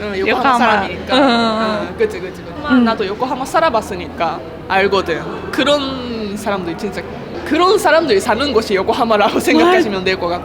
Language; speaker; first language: Korean; non-native, fluent; Japanese